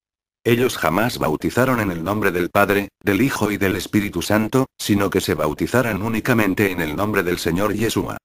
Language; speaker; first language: Spanish; native; Spanish